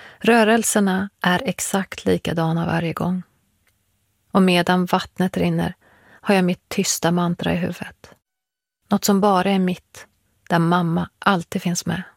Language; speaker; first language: Swedish; early bilingual, other home language; Persian